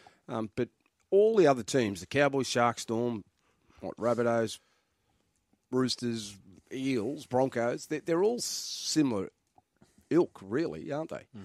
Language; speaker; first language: English; native; English